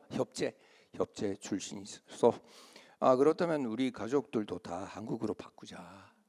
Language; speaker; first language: Korean; early bilingual, heritage; Korean